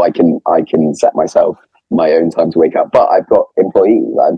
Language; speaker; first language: English; native; English